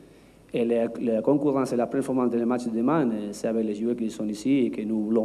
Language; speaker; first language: French; non-native, learner; Spanish